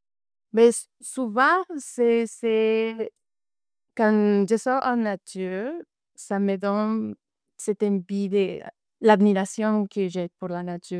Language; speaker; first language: French; non-native, fluent; Spanish